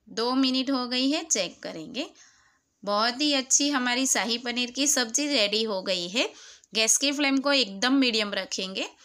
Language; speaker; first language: Hindi; non-native, local second language; Gujarati